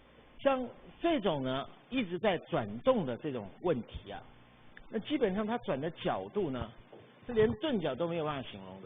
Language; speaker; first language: Chinese; native; Chinese